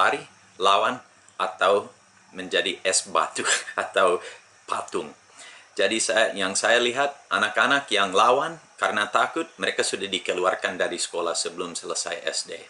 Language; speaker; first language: Indonesian; non-native, fluent; English